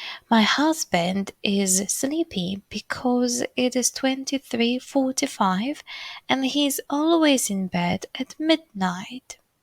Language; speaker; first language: English; non-native, fluent; Polish